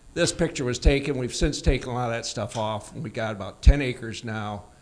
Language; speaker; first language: English; native; English